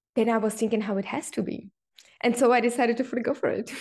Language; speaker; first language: English; non-native, fluent; Czech